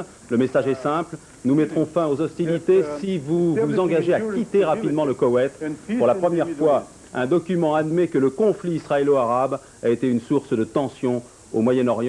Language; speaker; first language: French; native; French